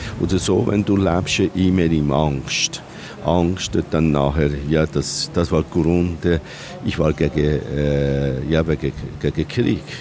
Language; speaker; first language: German; non-native, learner; Persian